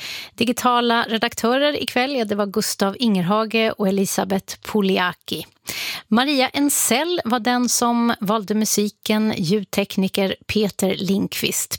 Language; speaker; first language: Swedish; native; Swedish